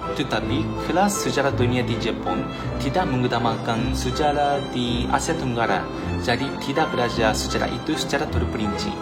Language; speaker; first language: Malay; non-native, fluent; Japanese